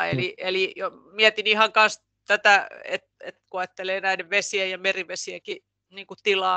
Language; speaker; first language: Finnish; native; Finnish